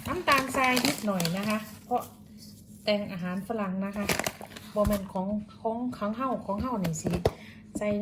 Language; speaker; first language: Thai; native; Thai